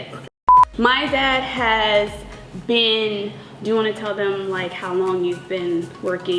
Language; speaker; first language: English; native; English